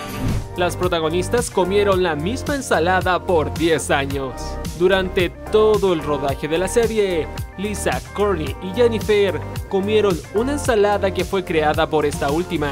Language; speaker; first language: Spanish; native; Spanish